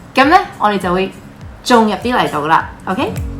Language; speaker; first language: Cantonese; early bilingual, heritage; Cantonese